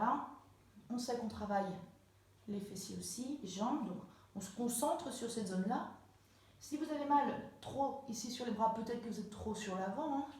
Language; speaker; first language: French; native; French